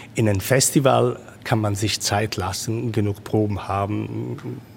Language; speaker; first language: German; non-native, fluent; Italian